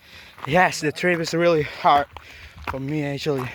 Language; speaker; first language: English; non-native, learner; Indonesian